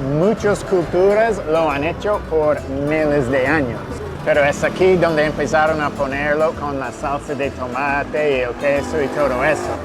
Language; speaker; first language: Spanish; non-native, fluent; English